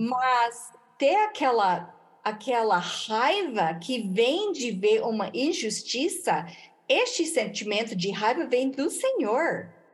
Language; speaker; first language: Portuguese; non-native, fluent; English